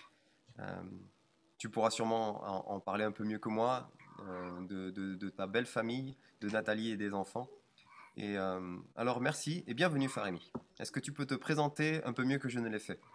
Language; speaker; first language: French; native; French